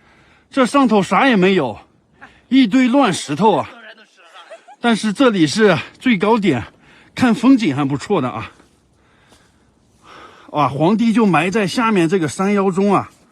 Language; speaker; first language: Chinese; native; Chinese